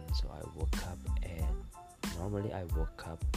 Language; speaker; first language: English; non-native, fluent; Malay